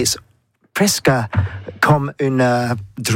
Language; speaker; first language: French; non-native, learner; English